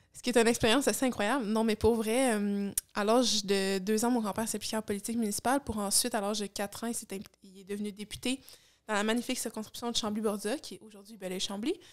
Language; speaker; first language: French; native; French